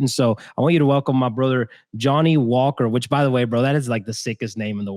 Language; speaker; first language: English; native; English